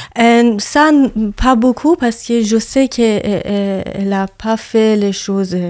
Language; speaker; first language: French; non-native, learner; Persian